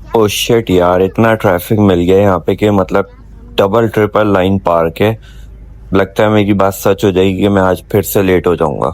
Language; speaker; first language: Urdu; native; Urdu